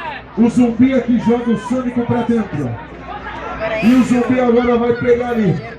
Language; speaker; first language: Portuguese; native; Portuguese